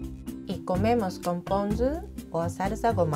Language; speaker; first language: Spanish; non-native, fluent; Japanese